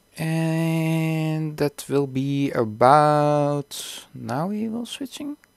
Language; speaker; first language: English; non-native, fluent; Dutch